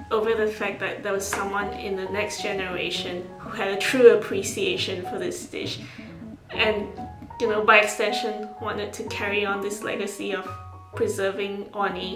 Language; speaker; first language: English; non-native, local second language; Min Nan Chinese